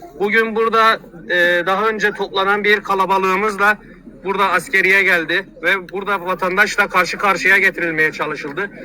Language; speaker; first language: Turkish; native; Turkish